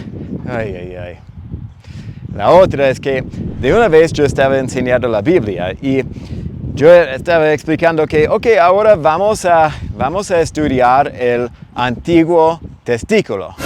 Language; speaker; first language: Spanish; non-native, fluent; English